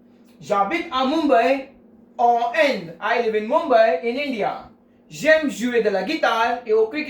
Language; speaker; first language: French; non-native, fluent; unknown